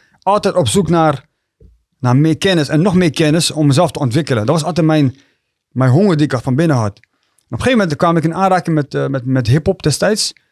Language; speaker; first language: Dutch; early bilingual, other home language; Tigrinya